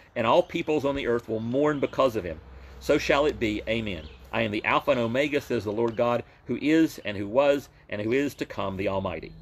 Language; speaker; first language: English; native; English